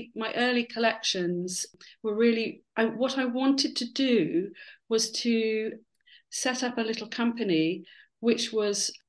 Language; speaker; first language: English; native; English